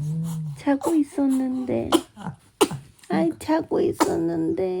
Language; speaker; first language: Korean; non-native, fluent; Japanese